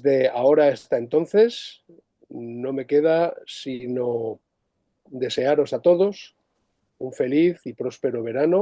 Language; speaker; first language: Spanish; native; Spanish